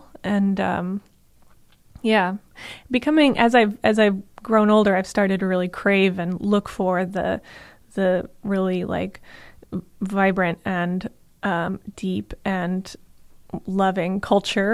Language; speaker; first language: English; native; English